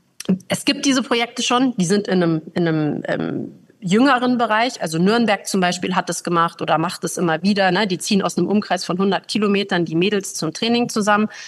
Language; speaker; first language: German; native; German